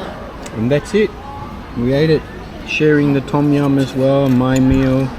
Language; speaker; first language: English; native; English